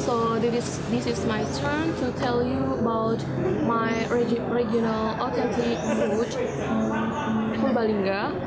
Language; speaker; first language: English; non-native, learner; Indonesian